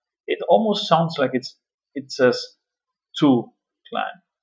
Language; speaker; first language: English; non-native, fluent; Spanish